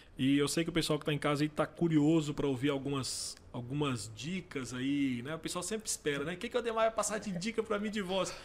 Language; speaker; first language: Portuguese; native; Portuguese